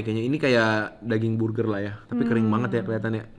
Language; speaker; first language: Indonesian; native; Indonesian